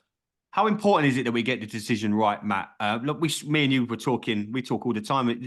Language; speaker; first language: English; native; English